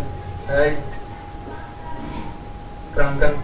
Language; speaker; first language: German; non-native, learner; Hindi